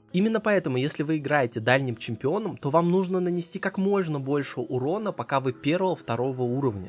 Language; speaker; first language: Russian; native; Russian